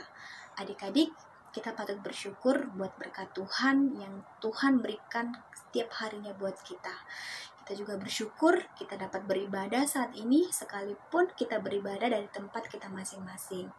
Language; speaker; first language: Indonesian; native; Indonesian